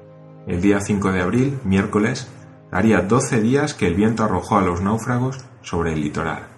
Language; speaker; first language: Spanish; native; Spanish